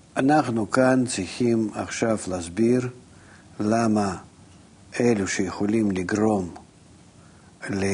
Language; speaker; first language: Hebrew; non-native, fluent; Russian